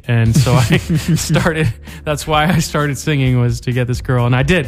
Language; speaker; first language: English; native; English